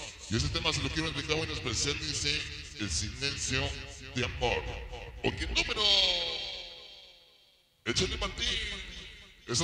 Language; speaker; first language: Spanish; native; Spanish